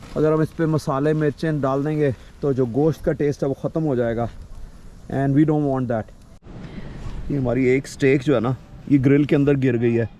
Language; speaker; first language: Urdu; non-native, local second language; Punjabi